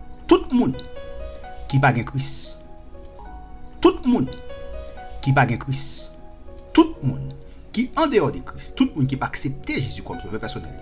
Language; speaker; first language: French; non-native, local second language; Haitian Creole